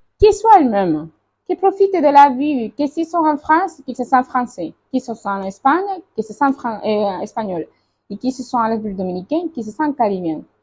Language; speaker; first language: French; non-native, fluent; Spanish